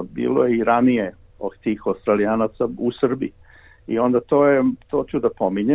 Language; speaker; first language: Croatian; early bilingual, heritage; Serbian